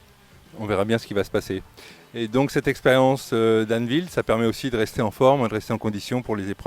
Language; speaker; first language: French; native; French